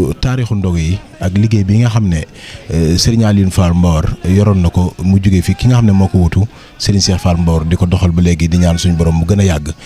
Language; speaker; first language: Wolof; native; Wolof